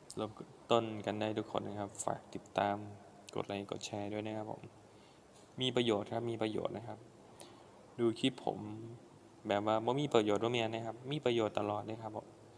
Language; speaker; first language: Thai; non-native, local second language; Northeastern Thai